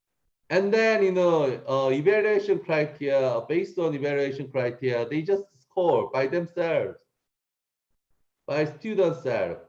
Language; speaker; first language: English; non-native, learner; Korean